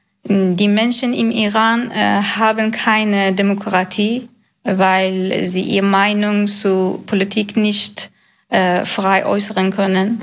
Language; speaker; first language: German; non-native, learner; Persian